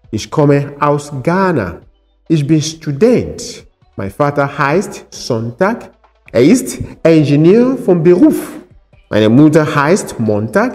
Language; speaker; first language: German; non-native, fluent; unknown